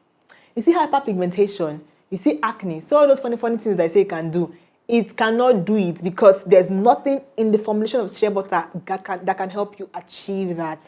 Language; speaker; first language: English; non-native, local second language; Igbo